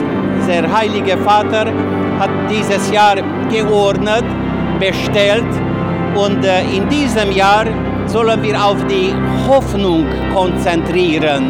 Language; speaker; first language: German; non-native, fluent; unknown